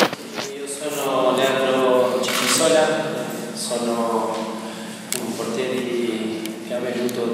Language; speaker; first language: Italian; non-native, learner; Spanish